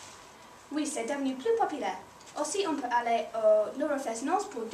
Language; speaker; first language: French; non-native, learner; English